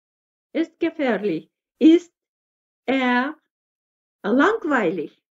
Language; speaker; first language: German; non-native, fluent; Russian